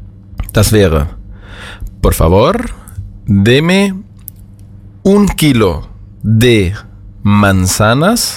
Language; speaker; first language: Spanish; non-native, fluent; German